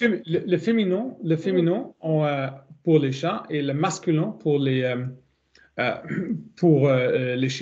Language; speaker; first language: French; non-native, learner; German